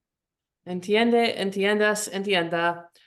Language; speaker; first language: Spanish; non-native, learner; English